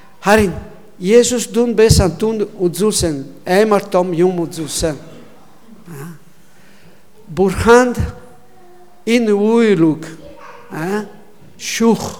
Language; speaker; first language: Mongolian; non-native, learner; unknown